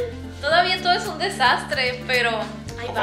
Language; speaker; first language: Spanish; native; Spanish